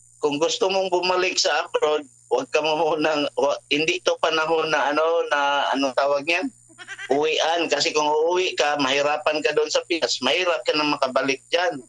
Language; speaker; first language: Filipino; non-native, local second language; Cebuano